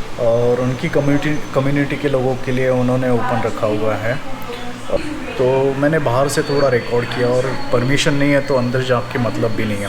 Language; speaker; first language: Hindi; native; Hindi